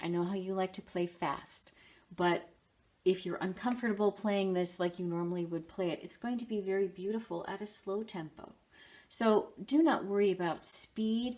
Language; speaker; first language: English; native; English